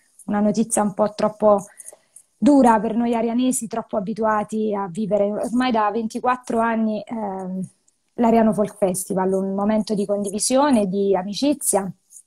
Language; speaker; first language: Italian; native; Italian